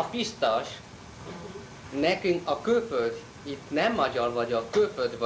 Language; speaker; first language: Hungarian; non-native, learner; Chinese